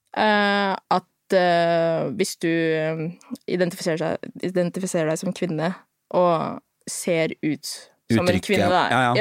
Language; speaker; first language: Norwegian; early bilingual, other home language; Filipino